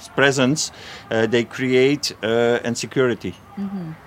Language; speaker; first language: English; non-native, fluent; Dutch